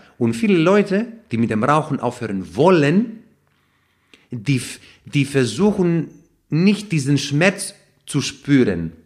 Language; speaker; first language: German; non-native, fluent; Greek